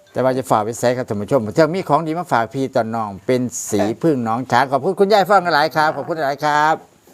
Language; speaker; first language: Thai; native; Thai